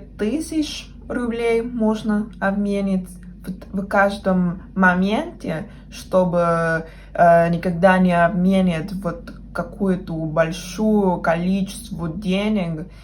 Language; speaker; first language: Russian; non-native, fluent; Spanish